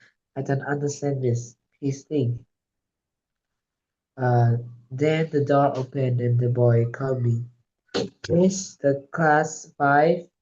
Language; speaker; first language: English; non-native, learner; Vietnamese